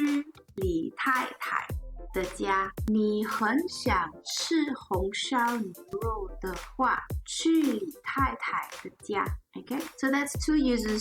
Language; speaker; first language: Chinese; non-native, learner; English